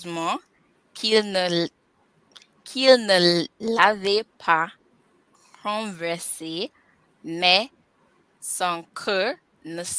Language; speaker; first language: French; non-native, learner; English